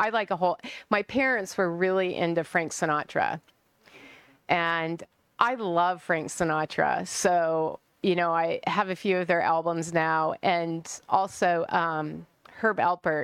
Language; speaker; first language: English; native; English